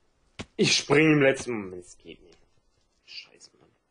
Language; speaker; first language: German; native; German